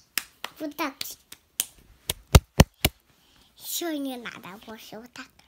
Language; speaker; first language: Russian; early bilingual, heritage; Russian